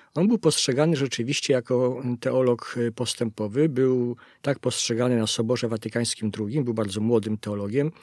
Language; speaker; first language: Polish; native; Polish